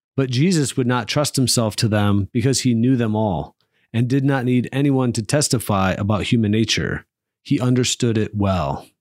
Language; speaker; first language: English; native; English